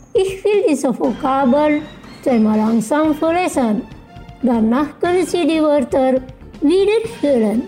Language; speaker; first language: German; non-native, local second language; Indonesian